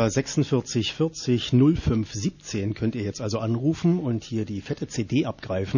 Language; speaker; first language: German; native; German